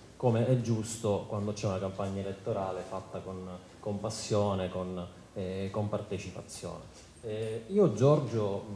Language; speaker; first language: Italian; native; Italian